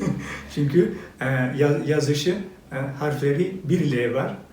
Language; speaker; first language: Turkish; non-native, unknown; Albanian